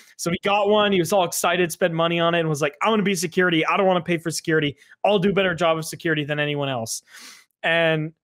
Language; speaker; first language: English; native; English